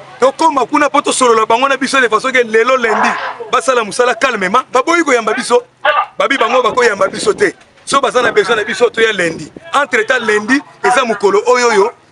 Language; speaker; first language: Lingala; non-native, local second language; Kongo